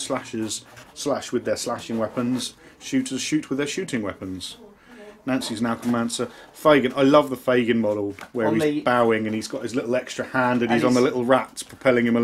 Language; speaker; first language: English; native; English